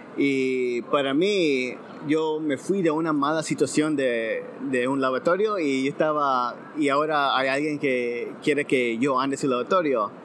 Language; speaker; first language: Spanish; early bilingual, heritage; Spanish